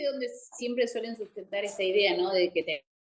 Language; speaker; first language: Spanish; native; Spanish